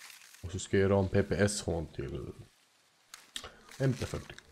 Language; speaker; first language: Swedish; native; Swedish